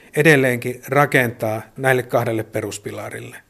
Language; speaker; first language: Finnish; native; Finnish